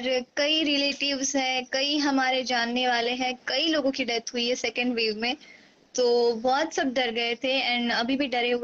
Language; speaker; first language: Hindi; native; Hindi